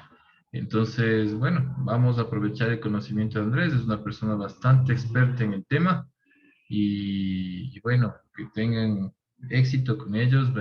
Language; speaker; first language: Spanish; native; Spanish